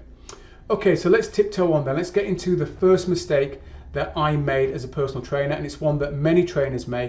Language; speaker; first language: English; native; English